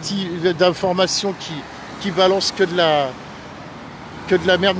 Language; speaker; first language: French; native; French